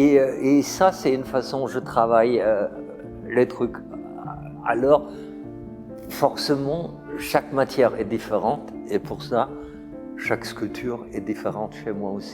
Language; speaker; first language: French; non-native, fluent; German